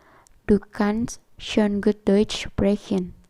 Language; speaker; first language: German; non-native, learner; Indonesian